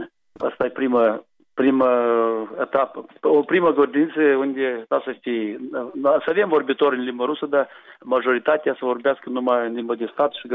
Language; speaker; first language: Romanian; non-native, local second language; Gagauz